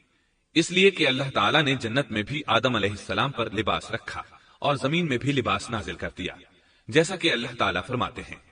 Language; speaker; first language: Urdu; native; Urdu